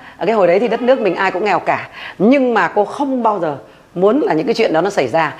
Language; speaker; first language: Vietnamese; native; Vietnamese